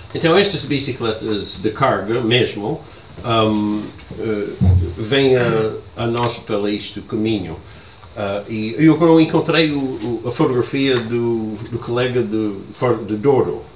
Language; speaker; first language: Portuguese; non-native, learner; English